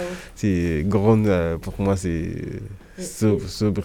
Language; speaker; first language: French; non-native, learner; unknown